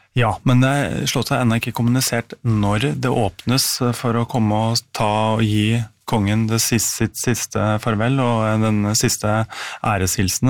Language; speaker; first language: Norwegian; native; Norwegian